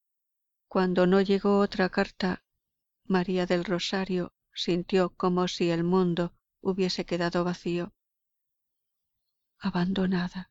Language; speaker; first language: Spanish; native; Spanish